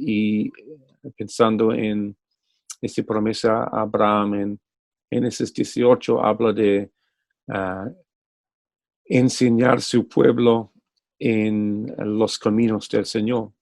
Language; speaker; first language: Spanish; non-native, fluent; English